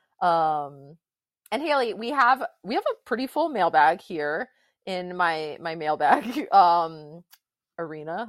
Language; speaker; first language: English; native; English